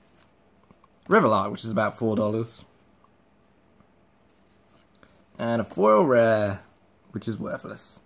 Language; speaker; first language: English; native; English